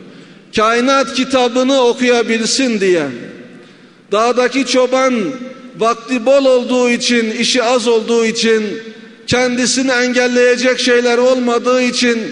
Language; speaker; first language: Turkish; native; Turkish